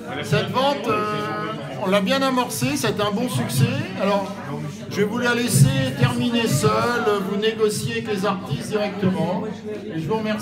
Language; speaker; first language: French; native; French